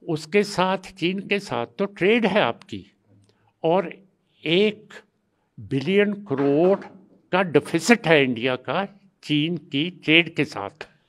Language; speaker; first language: Hindi; non-native, local second language; Punjabi